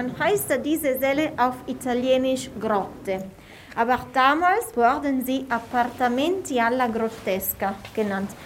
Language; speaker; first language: German; non-native, fluent; Italian